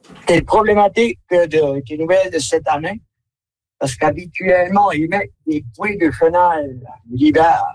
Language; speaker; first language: French; native; French